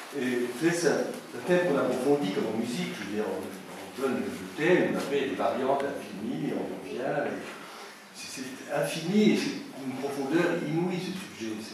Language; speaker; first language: French; native; French